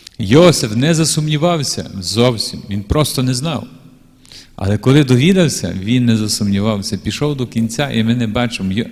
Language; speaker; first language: Ukrainian; native; Ukrainian